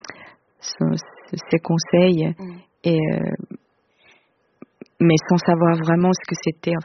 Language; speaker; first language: French; non-native, fluent; Korean